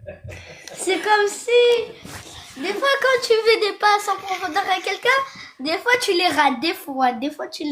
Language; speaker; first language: French; early bilingual, other home language; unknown